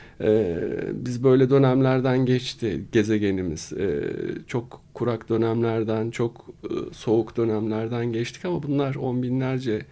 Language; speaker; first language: Turkish; native; Turkish